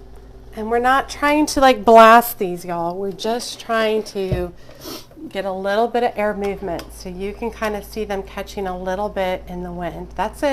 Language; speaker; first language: English; native; English